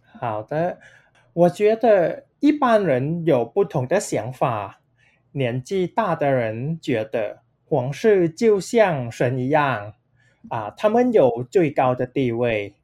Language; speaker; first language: Chinese; non-native, fluent; Thai